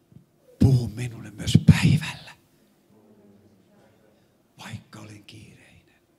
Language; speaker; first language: Finnish; non-native, fluent; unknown